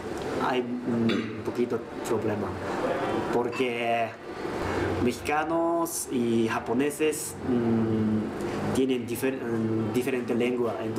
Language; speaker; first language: Spanish; non-native, learner; Japanese